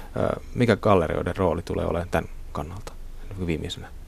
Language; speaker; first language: Finnish; native; Finnish